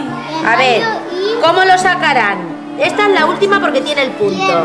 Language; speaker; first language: Spanish; native; Spanish